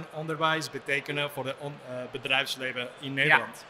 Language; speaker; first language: Dutch; non-native, fluent; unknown